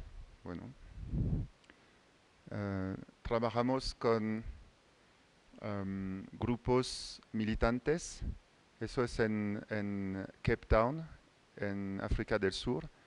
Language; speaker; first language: Spanish; non-native, fluent; French